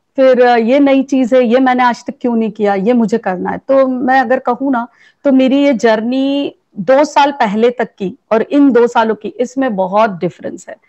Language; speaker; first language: Hindi; native; Hindi